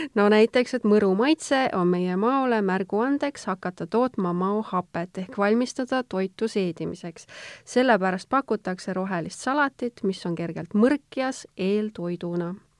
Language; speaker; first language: Estonian; native; Estonian